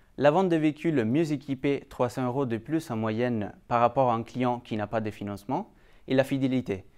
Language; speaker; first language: French; native; French